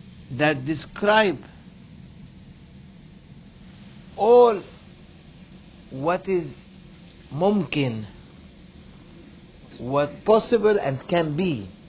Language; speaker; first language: English; non-native, fluent; Arabic